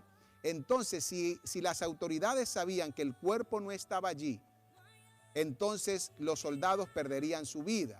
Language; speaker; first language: Spanish; native; Spanish